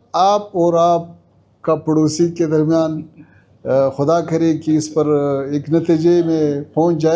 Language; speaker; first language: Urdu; non-native, fluent; Pashto